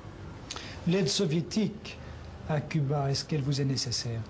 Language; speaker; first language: French; native; French